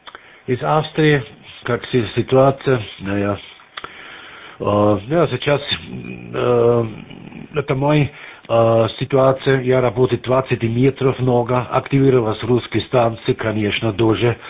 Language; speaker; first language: Russian; non-native, learner; German